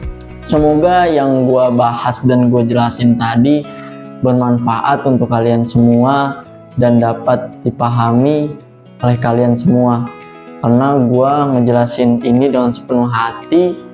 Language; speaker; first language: Indonesian; native; Indonesian